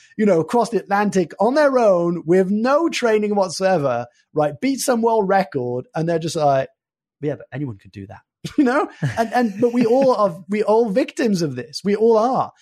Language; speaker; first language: English; early bilingual, other home language; French